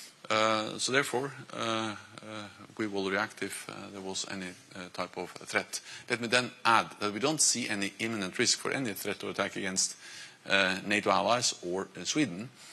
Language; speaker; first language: English; non-native, fluent; Norwegian